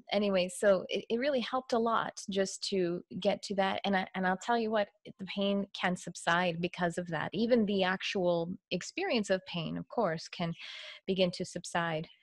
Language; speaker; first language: English; native; English